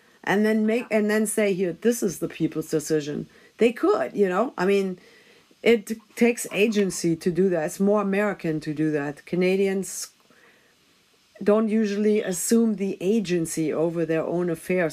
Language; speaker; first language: English; non-native, fluent; German